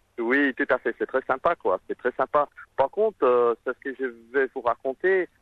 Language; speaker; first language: French; non-native, local second language; Morisyen